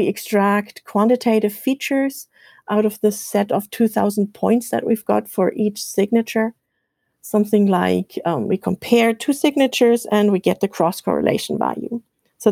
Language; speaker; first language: English; non-native, fluent; German